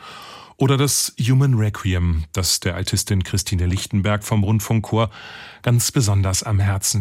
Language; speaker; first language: German; native; German